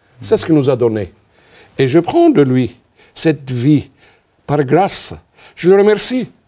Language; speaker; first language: French; non-native, local second language; Arabic